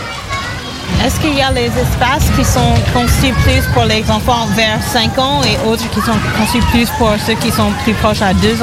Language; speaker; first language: French; non-native, fluent; English